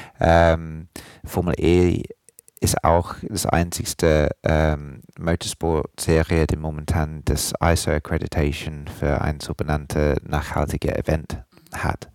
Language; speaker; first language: German; non-native, fluent; English